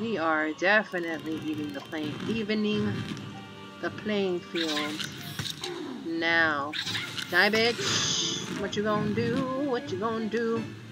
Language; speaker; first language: English; early bilingual, other home language; Spanish